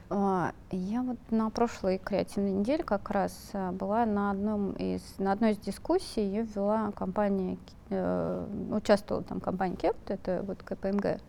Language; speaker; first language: Russian; native; Russian